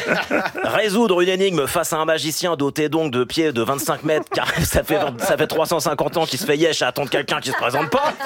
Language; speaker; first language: French; native; French